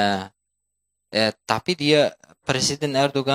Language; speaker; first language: Indonesian; non-native, fluent; Turkish